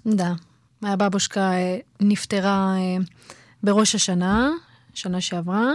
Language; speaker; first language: Russian; early bilingual, heritage; Hebrew